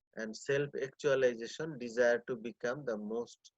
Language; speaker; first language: English; non-native, local second language; Bangla